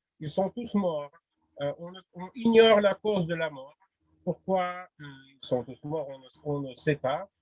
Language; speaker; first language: French; non-native, fluent; Russian